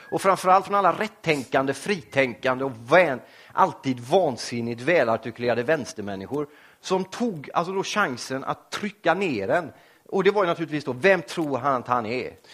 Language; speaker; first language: Swedish; native; Swedish